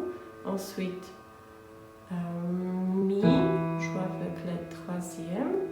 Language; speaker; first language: French; non-native, fluent; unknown